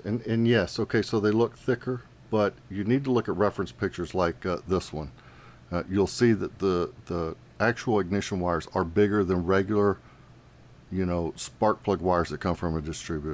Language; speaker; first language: English; native; English